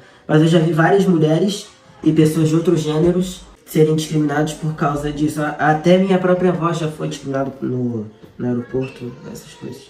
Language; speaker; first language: Portuguese; early bilingual, other home language; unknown